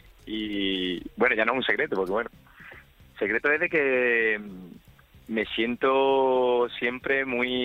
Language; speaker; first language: Spanish; native; Spanish